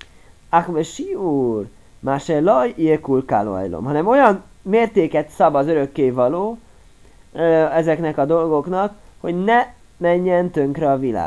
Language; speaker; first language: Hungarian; native; Hungarian